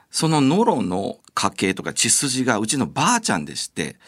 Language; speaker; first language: Japanese; native; Japanese